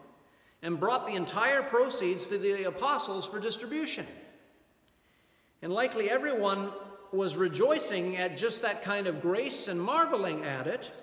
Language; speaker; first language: English; native; English